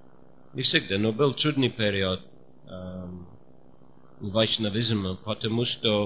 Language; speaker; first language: Russian; non-native, fluent; English